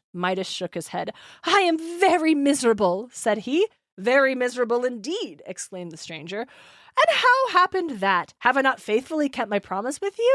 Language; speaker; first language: English; native; English